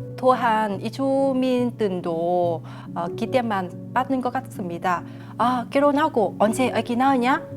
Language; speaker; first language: Korean; non-native, fluent; Vietnamese